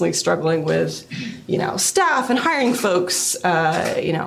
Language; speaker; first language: English; native; English